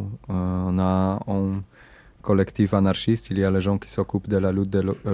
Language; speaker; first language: French; non-native, learner; Indonesian